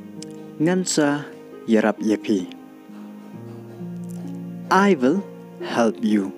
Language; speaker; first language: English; non-native, local second language; Khasi